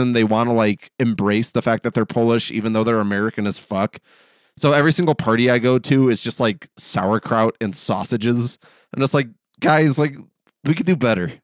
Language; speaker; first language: English; early bilingual, other home language; Polish